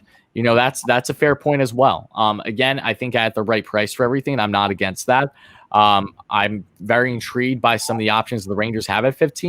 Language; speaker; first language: English; native; English